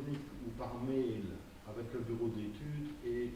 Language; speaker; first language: French; native; French